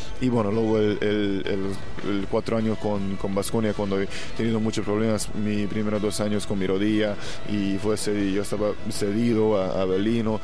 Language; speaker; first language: Spanish; non-native, fluent; Hungarian